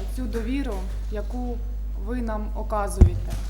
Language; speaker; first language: Ukrainian; non-native, local second language; Russian